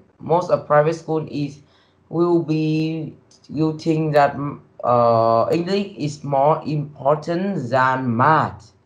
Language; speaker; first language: English; non-native, learner; Vietnamese